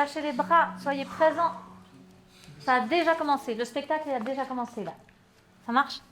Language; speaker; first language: French; native; French